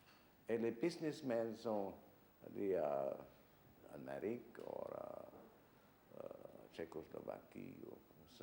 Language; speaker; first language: French; non-native, fluent; German